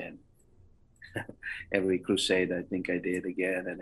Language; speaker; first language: English; non-native, local second language; Kannada